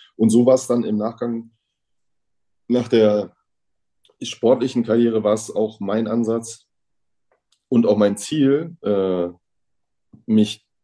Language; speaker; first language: German; native; German